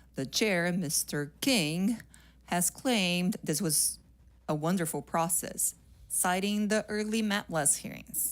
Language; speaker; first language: English; non-native, fluent; Portuguese